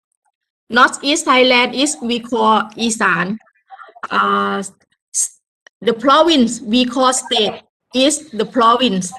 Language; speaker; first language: English; non-native, learner; Thai